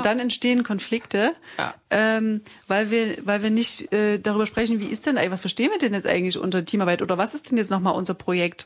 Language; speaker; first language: German; native; German